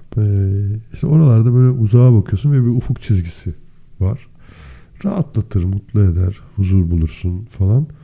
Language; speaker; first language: Turkish; native; Turkish